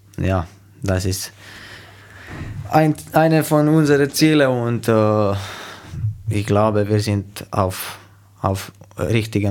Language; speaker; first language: German; non-native, fluent; Slovenian